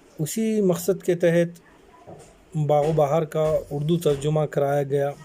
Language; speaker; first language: Urdu; native; Urdu